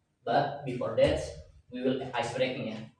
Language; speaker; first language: English; non-native, learner; Indonesian